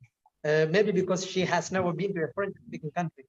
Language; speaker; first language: English; non-native, local second language; Malayalam